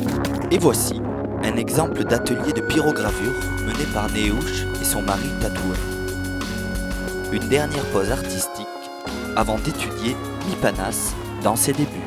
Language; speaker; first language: French; native; French